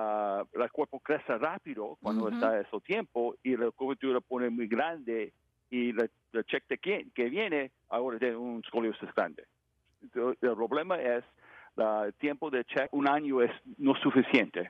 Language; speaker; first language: Spanish; non-native, learner; English